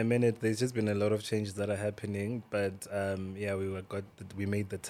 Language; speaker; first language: English; non-native, local second language; Swati